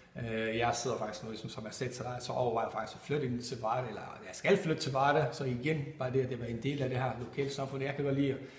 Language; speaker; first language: Danish; non-native, fluent; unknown